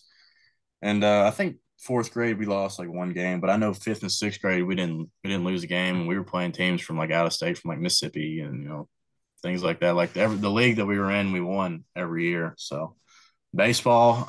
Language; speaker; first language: English; native; English